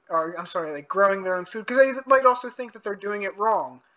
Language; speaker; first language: English; native; English